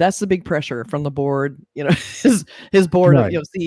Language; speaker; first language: English; native; English